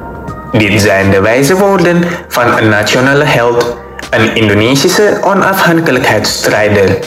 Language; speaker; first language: Dutch; non-native, fluent; Indonesian